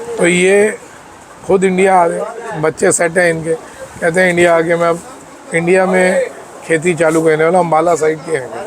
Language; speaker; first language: Hindi; native; Hindi